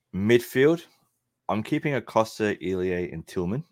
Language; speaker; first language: English; native; English